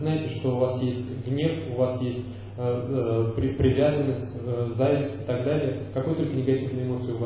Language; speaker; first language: Russian; native; Russian